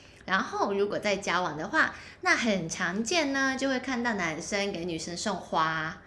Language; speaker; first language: Chinese; non-native, local second language; Cantonese